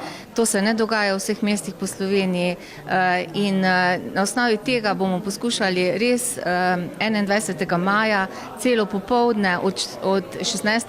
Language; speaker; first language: Slovenian; native; Slovenian